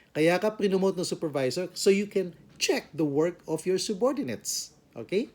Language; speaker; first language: English; non-native, local second language; Filipino